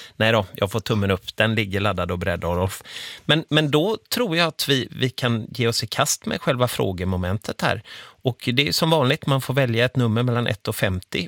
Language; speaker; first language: Swedish; native; Swedish